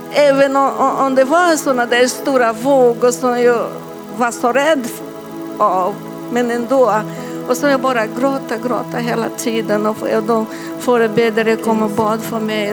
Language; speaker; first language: Swedish; non-native, fluent; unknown